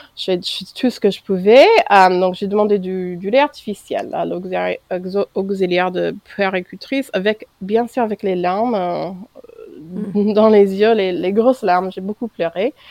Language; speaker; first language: French; non-native, fluent; English